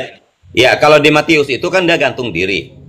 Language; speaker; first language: Indonesian; native; Indonesian